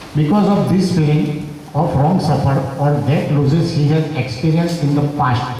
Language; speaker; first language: English; non-native, local second language; Gujarati